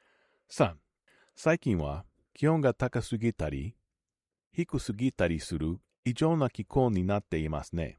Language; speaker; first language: Japanese; non-native, learner; English